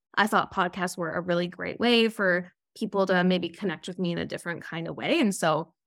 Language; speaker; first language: English; native; English